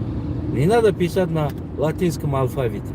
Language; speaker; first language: Russian; non-native, local second language; Tajik